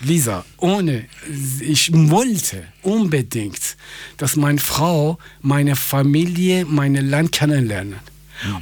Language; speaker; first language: German; non-native, fluent; Persian